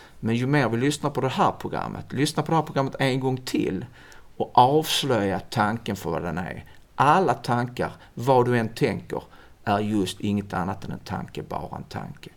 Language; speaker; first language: Swedish; native; Swedish